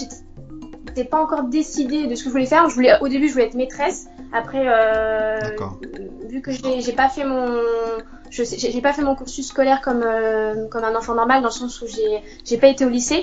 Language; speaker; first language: French; native; French